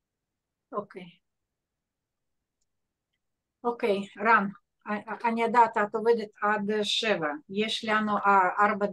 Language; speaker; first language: Hebrew; non-native, fluent; Russian